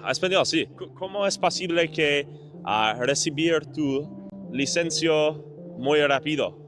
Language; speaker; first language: Spanish; non-native, learner; English